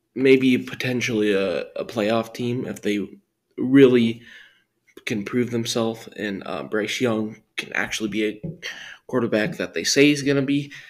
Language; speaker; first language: English; native; English